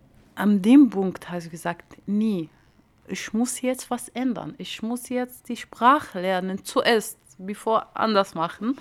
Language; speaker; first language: German; non-native, learner; Arabic